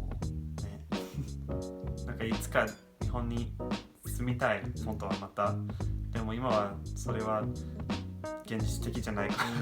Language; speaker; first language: Japanese; non-native, fluent; English